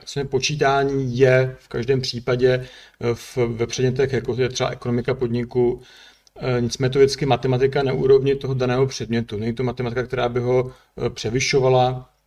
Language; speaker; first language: Czech; native; Czech